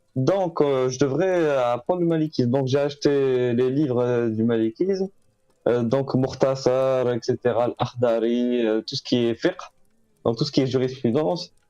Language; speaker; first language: French; non-native, local second language; Arabic